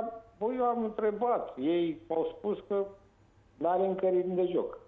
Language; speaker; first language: Romanian; native; Romanian